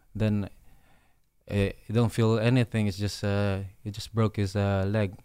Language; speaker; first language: English; non-native, local second language; Hiligaynon